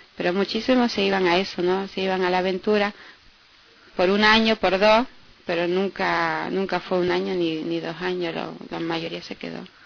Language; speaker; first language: Spanish; early bilingual, heritage; Spanish